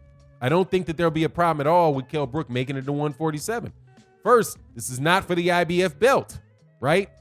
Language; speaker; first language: English; native; English